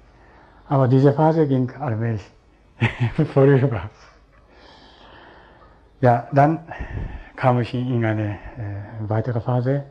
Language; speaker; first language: German; non-native, fluent; Japanese